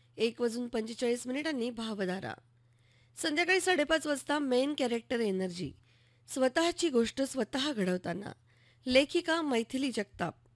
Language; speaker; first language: Marathi; native; Marathi